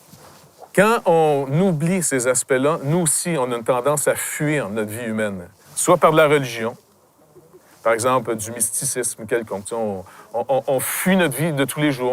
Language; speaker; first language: French; native; French